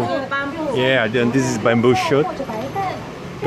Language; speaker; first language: English; non-native, fluent; Portuguese